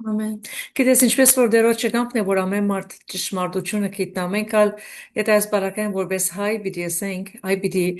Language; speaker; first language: Armenian; native; Armenian